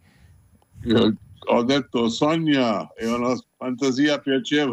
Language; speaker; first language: Italian; non-native, fluent; Hindi